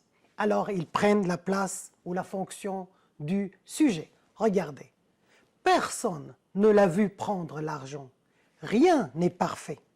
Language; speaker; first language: French; non-native, fluent; Arabic